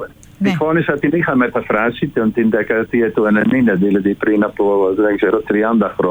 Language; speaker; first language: Greek; non-native, fluent; Dutch